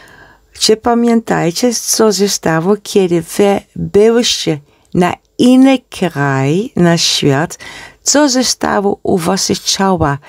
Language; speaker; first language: Polish; non-native, learner; Dutch